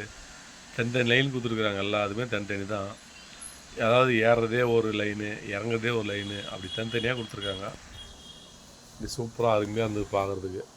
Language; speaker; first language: Tamil; native; Tamil